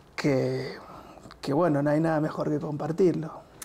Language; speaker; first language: Spanish; native; Spanish